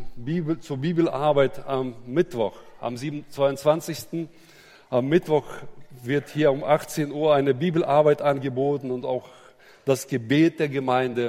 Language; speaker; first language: German; native; German